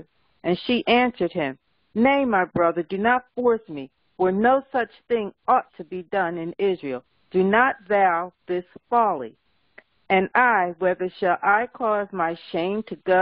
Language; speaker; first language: English; native; English